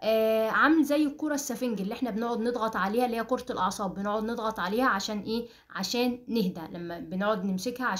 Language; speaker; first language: Arabic; native; Arabic